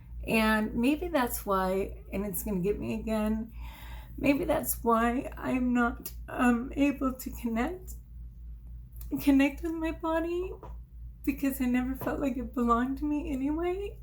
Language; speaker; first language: English; native; English